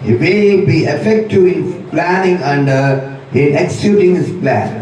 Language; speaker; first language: English; non-native, local second language; Telugu